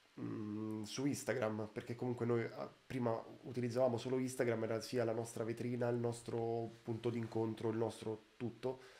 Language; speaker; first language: Italian; native; Italian